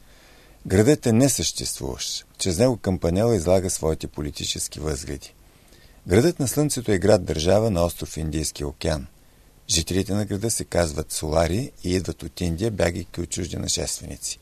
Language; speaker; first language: Bulgarian; native; Bulgarian